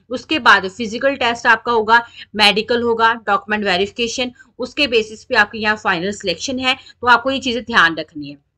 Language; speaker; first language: Hindi; native; Hindi